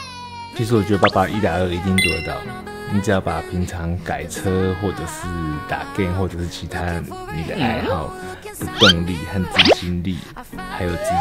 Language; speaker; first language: Chinese; native; Chinese